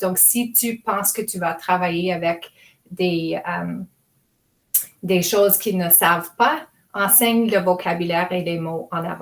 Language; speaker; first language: French; non-native, fluent; English